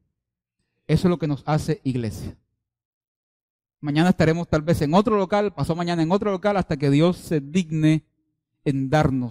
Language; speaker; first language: Spanish; native; Spanish